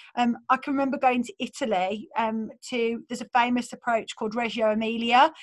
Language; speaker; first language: English; native; English